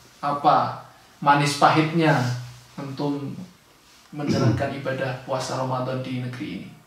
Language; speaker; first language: Indonesian; native; Indonesian